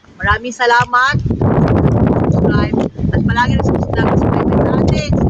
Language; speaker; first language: Filipino; non-native, local second language; Cebuano